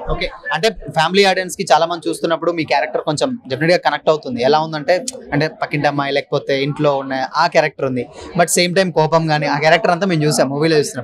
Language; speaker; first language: Telugu; native; Telugu